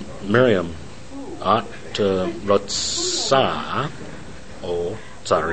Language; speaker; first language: Hebrew; non-native, learner; English